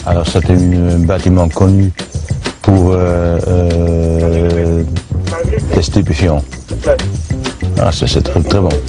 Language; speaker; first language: French; non-native, learner; Dutch